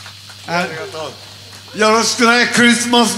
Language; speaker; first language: Japanese; native; Japanese